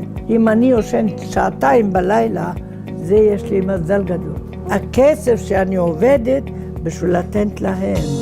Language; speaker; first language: Hebrew; non-native, fluent; Arabic